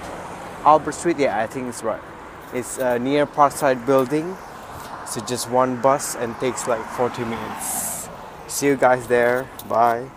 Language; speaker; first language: English; non-native, learner; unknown